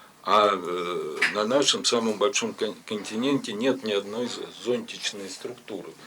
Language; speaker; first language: Russian; native; Russian